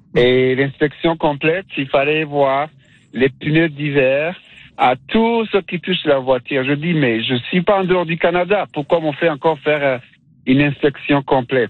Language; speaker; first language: French; non-native, local second language; Kinyarwanda